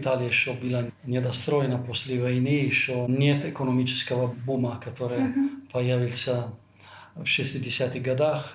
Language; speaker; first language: Russian; non-native, fluent; Italian